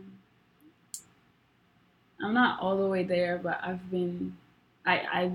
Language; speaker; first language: English; non-native, local second language; Kinyarwanda